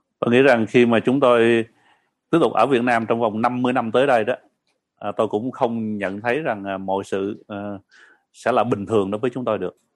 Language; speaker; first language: Vietnamese; early bilingual, heritage; Vietnamese